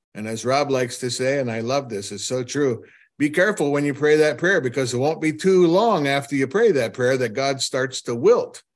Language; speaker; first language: English; native; English